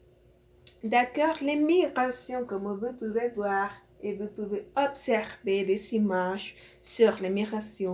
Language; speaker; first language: French; non-native, learner; Spanish